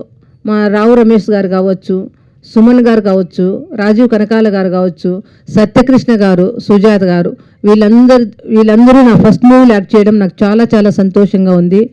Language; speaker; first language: Telugu; native; Telugu